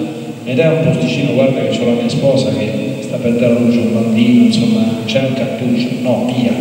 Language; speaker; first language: Italian; native; Italian